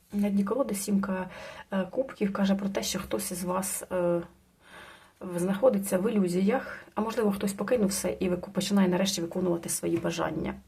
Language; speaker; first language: Ukrainian; non-native, local second language; Russian